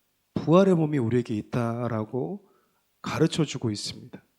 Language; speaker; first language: Korean; native; Korean